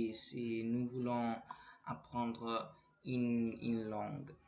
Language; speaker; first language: French; non-native, learner; Spanish